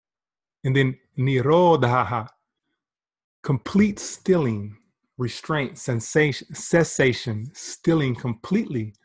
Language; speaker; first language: English; native; English